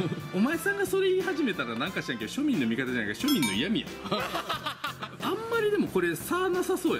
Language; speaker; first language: Japanese; native; Japanese